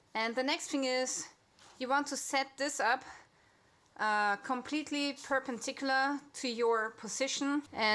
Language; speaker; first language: English; non-native, fluent; German